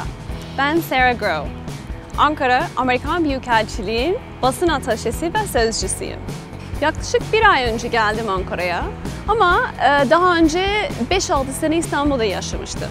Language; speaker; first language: Turkish; non-native, fluent; English